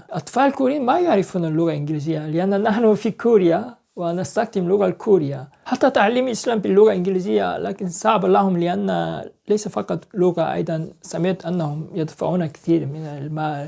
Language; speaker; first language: Arabic; non-native, learner; Korean